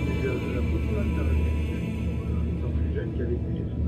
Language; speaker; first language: French; native; French